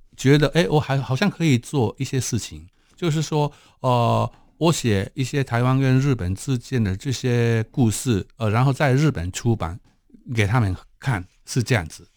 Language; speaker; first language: Chinese; non-native, fluent; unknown